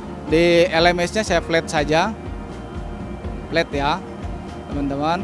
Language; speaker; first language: Indonesian; native; Indonesian